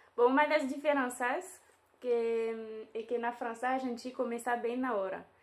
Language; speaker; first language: Portuguese; non-native, fluent; French